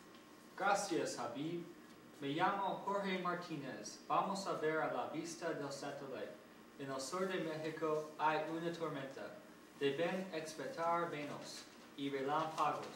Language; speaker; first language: Spanish; non-native, learner; English